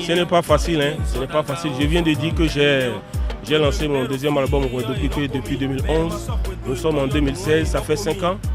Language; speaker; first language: French; native; French